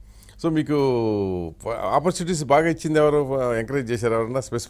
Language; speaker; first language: Telugu; native; Telugu